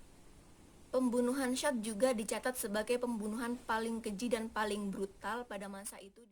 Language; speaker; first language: Indonesian; native; Indonesian